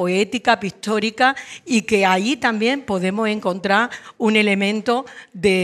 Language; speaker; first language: Spanish; native; Spanish